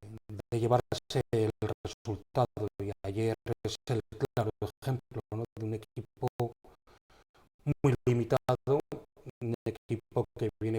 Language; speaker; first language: Spanish; native; Spanish